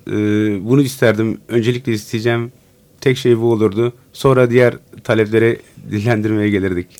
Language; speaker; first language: Turkish; non-native, local second language; Turoyo